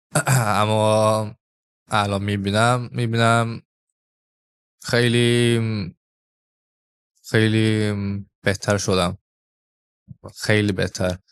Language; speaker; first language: Persian; early bilingual, heritage; English